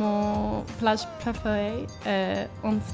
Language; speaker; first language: French; non-native, learner; English